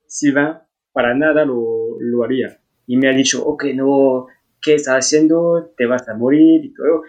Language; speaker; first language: Spanish; non-native, learner; French